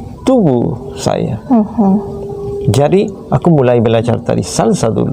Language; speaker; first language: Indonesian; non-native, fluent; Spanish